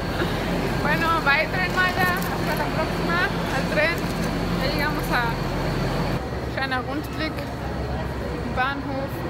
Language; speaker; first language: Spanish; non-native, fluent; German